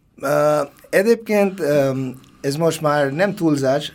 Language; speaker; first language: Hungarian; non-native, learner; Bangla